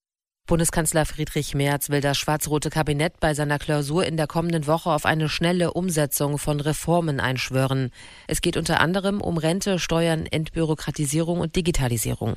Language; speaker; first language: German; native; German